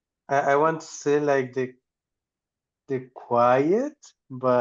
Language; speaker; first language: English; non-native, learner; Spanish